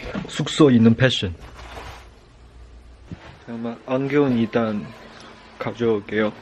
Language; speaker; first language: Korean; non-native, fluent; Chinese